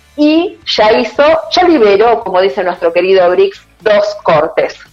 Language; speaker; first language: Spanish; native; Spanish